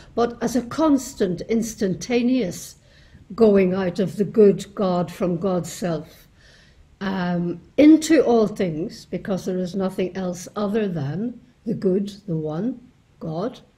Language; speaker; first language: English; native; English